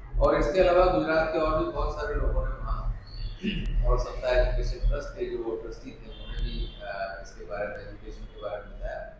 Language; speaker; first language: Hindi; non-native, local second language; Punjabi